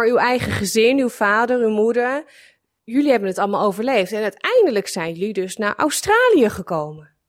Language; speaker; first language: Dutch; native; Dutch